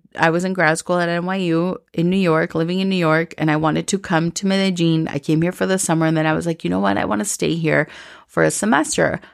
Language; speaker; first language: English; early bilingual, other home language; Spanish